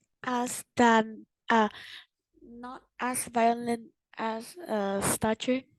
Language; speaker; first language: English; non-native, learner; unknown